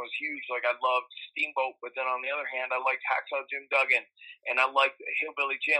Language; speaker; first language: English; native; English